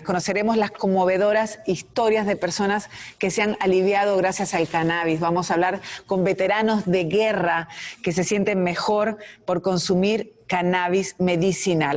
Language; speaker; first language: Spanish; native; Spanish